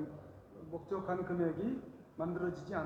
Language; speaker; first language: Korean; native; Korean